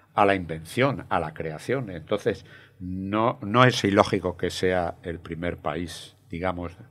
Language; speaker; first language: Spanish; native; Spanish